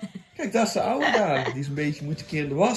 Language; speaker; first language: Dutch; native; Dutch